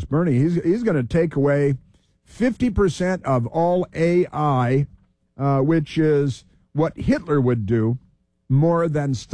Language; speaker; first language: English; native; English